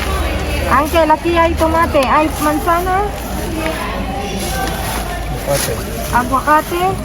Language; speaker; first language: Spanish; non-native, learner; Filipino